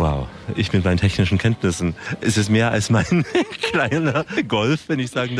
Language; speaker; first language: German; native; German